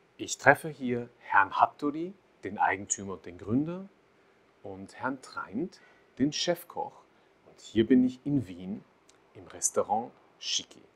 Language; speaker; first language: German; native; German